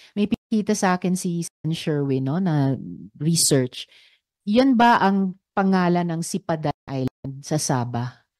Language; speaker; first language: Filipino; native; Filipino